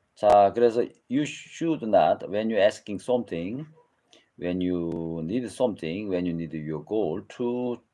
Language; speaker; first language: English; non-native, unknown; Korean